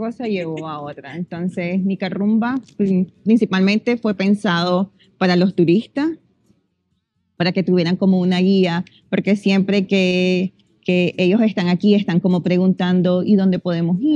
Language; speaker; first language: Spanish; native; Spanish